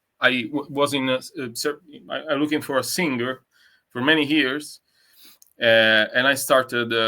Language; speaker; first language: English; non-native, learner; Italian